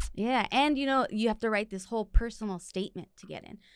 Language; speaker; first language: English; native; English